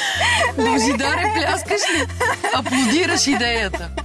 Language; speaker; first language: Bulgarian; native; Bulgarian